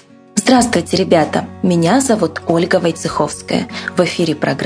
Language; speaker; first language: Russian; native; Russian